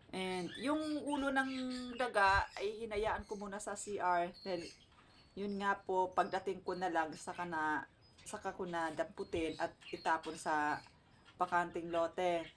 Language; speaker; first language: Filipino; non-native, local second language; Cebuano